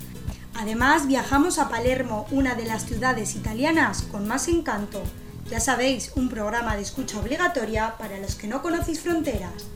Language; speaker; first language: Spanish; native; Spanish